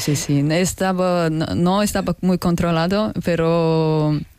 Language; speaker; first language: Spanish; non-native, learner; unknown